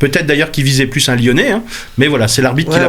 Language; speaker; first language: French; native; French